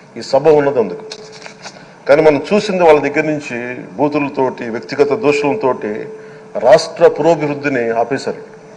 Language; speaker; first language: Telugu; native; Telugu